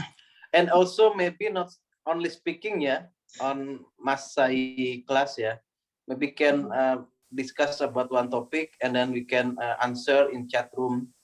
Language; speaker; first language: English; non-native, learner; Indonesian